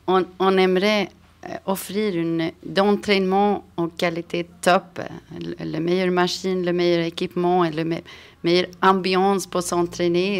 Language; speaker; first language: French; non-native, fluent; Swedish